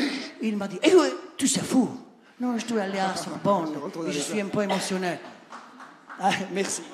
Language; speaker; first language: French; non-native, learner; Italian